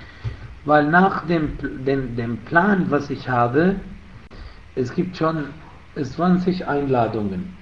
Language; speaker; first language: German; non-native, fluent; Arabic